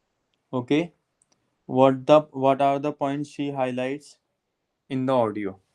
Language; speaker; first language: English; non-native, local second language; Hindi